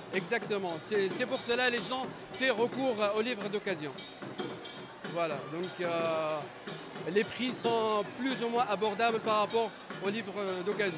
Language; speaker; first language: French; non-native, local second language; Arabic